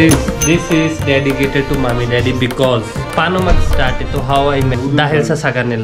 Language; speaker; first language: Filipino; non-native, learner; Punjabi